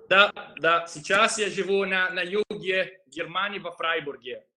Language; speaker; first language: Russian; non-native, learner; Italian